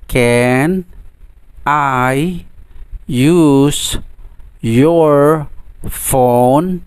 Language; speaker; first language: English; non-native, fluent; Indonesian